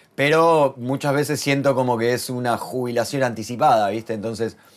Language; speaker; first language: Spanish; native; Spanish